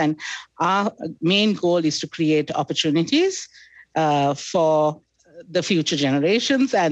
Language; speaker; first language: English; non-native, local second language; Sinhala